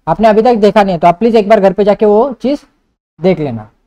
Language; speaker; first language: Hindi; non-native, local second language; Marathi